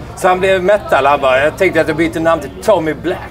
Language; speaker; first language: Swedish; native; Swedish